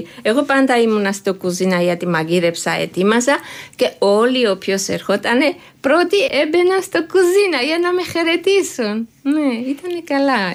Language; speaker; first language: Greek; non-native, learner; Georgian